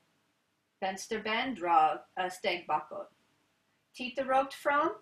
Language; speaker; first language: Swedish; non-native, learner; English